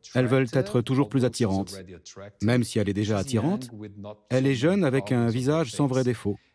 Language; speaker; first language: French; non-native, fluent; Portuguese